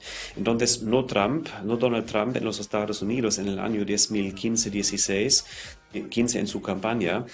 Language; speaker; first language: Spanish; non-native, fluent; German